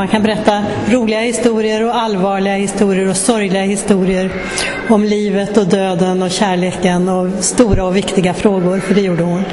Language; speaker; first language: Swedish; native; Swedish